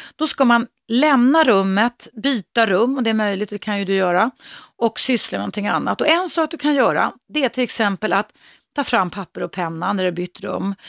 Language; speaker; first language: Swedish; native; Swedish